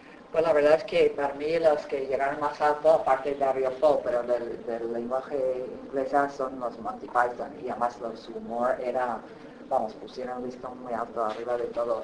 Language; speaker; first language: Spanish; native; Spanish